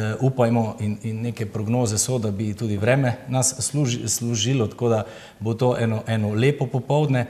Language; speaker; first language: Slovenian; native; Slovenian